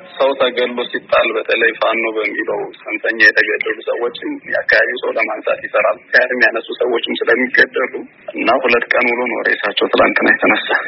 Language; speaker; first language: Amharic; native; Amharic